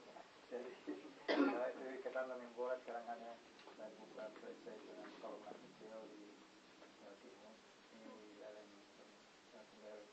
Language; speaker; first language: Indonesian; non-native, fluent; English